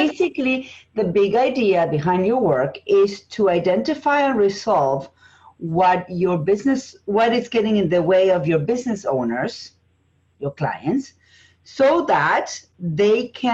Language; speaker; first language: English; non-native, fluent; Spanish